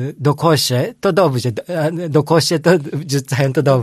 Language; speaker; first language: Polish; non-native, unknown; Japanese